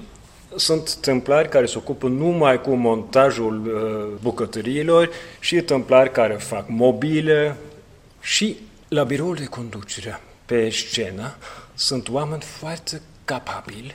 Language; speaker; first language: Romanian; non-native, fluent; Norwegian